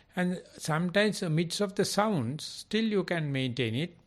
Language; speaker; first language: English; non-native, local second language; Sinhala